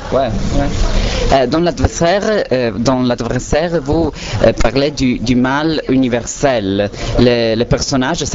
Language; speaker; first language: French; non-native, learner; Italian